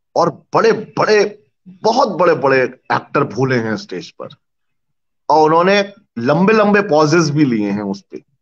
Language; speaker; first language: Hindi; native; Hindi